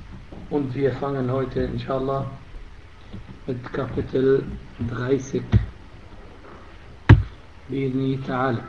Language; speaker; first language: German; non-native, fluent; Arabic